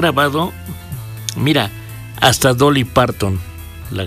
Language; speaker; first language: Spanish; native; Spanish